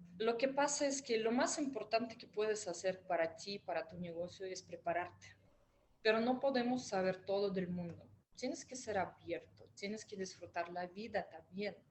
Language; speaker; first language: Spanish; non-native, fluent; Russian